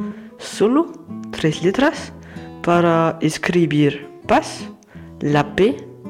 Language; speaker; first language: Spanish; non-native, learner; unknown